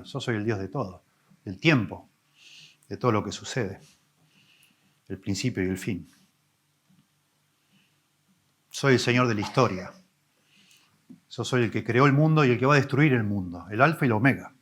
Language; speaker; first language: Spanish; native; Spanish